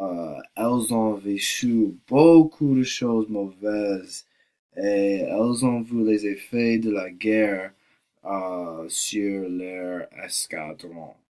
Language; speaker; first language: French; non-native, learner; English